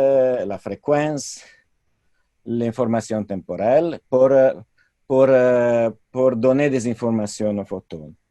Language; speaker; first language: French; non-native, fluent; Italian